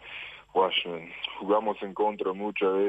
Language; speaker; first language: Spanish; non-native, fluent; English